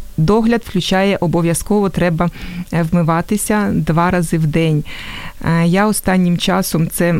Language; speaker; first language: Ukrainian; native; Ukrainian